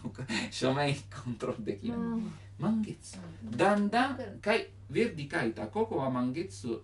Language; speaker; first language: Japanese; non-native, learner; Italian